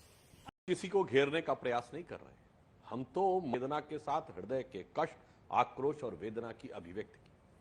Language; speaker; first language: Hindi; native; Hindi